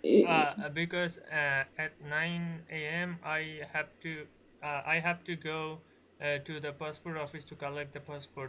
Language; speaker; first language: English; non-native, learner; Bangla